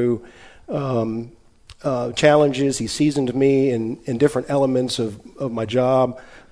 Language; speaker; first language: English; native; English